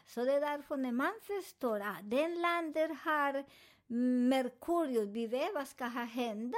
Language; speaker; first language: Swedish; non-native, learner; Spanish